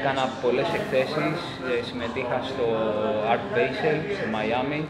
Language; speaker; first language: Greek; early bilingual, other home language; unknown